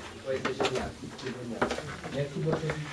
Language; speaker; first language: French; native; French